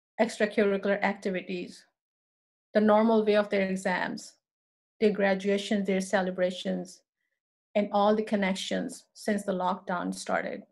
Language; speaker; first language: English; non-native, local second language; Urdu